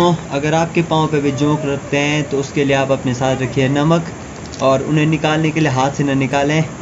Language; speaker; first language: Hindi; native; Hindi